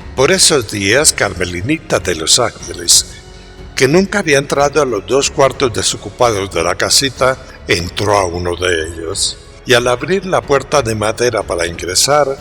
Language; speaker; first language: Spanish; native; Spanish